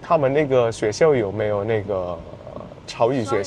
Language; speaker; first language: Chinese; non-native, fluent; Indonesian